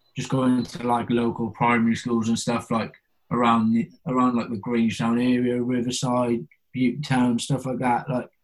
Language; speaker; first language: English; native; English